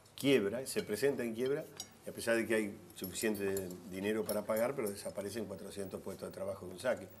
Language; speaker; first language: Spanish; native; Spanish